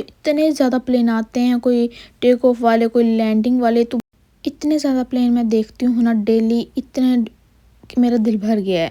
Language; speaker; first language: Urdu; non-native, local second language; Punjabi